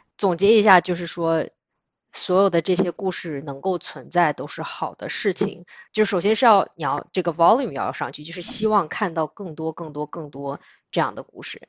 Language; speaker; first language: Chinese; native; Chinese